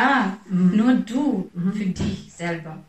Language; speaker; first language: German; non-native, fluent; Russian